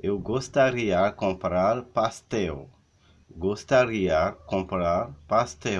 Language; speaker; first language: Portuguese; non-native, learner; Haitian Creole